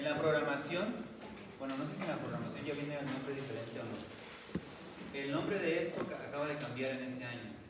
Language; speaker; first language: Spanish; native; Spanish